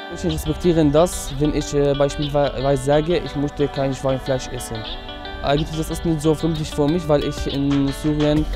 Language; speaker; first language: German; non-native, learner; Arabic